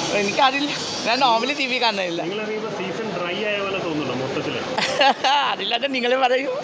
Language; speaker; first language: Malayalam; non-native, fluent; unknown